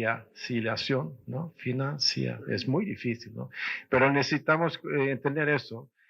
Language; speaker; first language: Spanish; non-native, fluent; Swedish